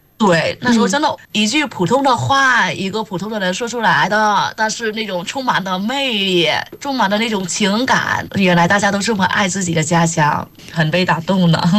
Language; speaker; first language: Chinese; non-native, fluent; Vietnamese